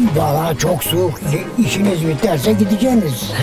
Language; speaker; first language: Turkish; native; Turkish